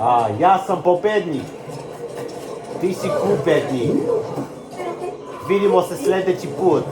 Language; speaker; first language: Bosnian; early bilingual, heritage; Bosnian